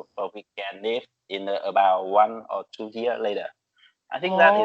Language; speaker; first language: English; non-native, learner; Vietnamese